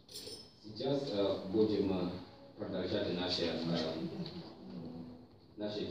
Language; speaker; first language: Russian; non-native, fluent; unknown